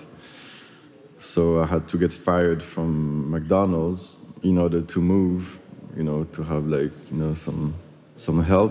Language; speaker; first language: English; non-native, fluent; French